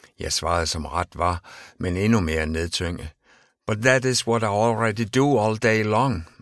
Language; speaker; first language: Danish; native; Danish